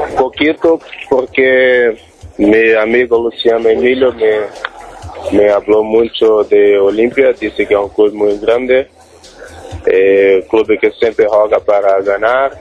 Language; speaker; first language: Spanish; non-native, learner; Portuguese